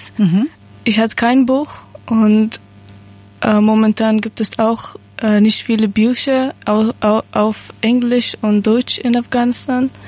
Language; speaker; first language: German; non-native, learner; Persian